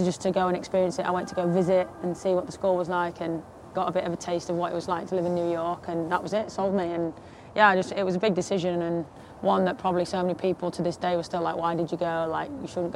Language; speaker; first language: English; native; English